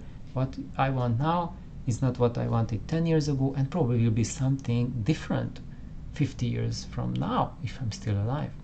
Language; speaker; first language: English; non-native, fluent; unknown